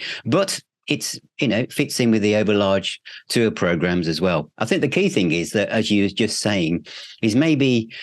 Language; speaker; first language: English; native; English